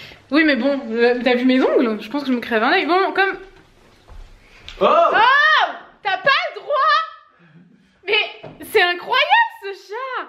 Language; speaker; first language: French; native; French